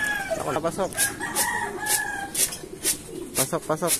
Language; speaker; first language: Filipino; native; Filipino